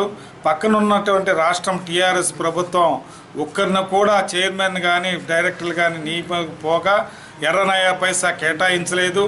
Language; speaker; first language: Telugu; native; Telugu